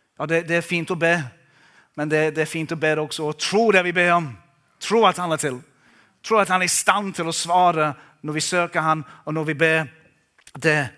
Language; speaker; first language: Norwegian; non-native, fluent; English